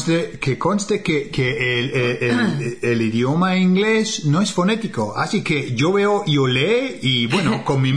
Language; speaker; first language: Spanish; non-native, fluent; English